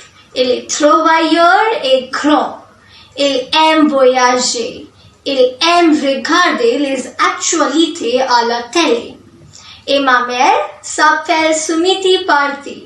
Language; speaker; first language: French; non-native, learner; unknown